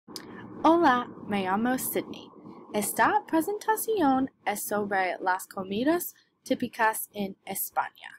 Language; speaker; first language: Spanish; non-native, learner; English